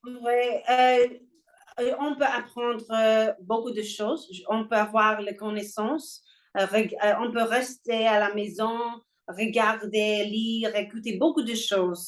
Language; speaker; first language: French; non-native, learner; English